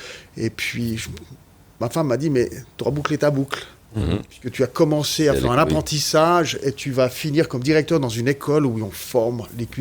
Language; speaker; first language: French; native; French